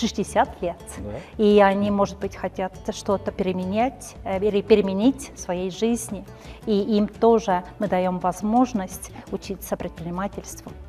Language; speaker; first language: Russian; non-native, fluent; Estonian